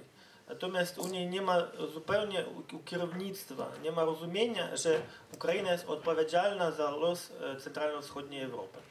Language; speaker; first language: Polish; non-native, fluent; Ukrainian